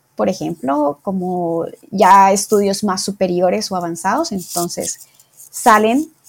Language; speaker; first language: Spanish; native; Spanish